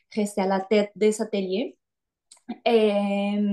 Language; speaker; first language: French; non-native, fluent; Spanish